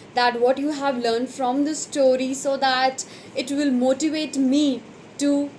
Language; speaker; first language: English; non-native, local second language; Hindi